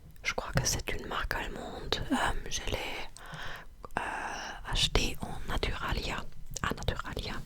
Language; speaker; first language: French; non-native, fluent; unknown